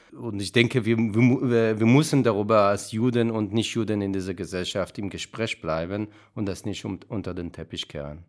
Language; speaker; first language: German; non-native, fluent; Hebrew